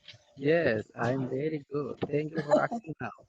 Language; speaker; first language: English; non-native, learner; Bangla